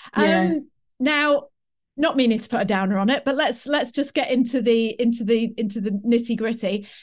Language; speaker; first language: English; native; English